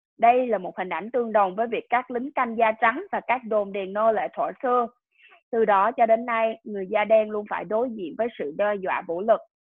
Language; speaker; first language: Vietnamese; early bilingual, heritage; Vietnamese